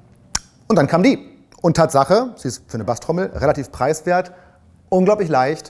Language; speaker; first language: German; native; German